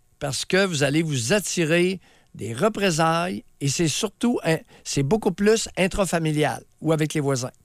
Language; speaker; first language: French; native; French